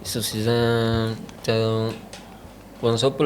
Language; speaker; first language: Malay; non-native, learner; Punjabi